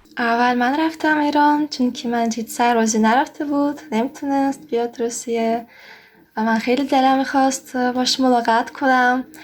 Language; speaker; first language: Persian; non-native, fluent; Russian